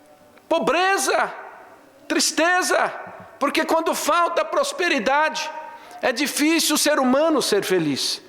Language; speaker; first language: Portuguese; native; Portuguese